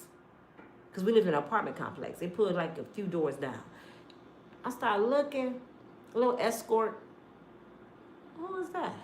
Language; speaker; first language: English; native; English